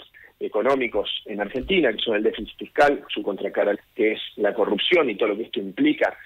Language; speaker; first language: Spanish; native; Spanish